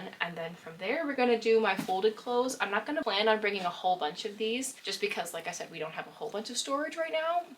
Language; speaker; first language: English; native; English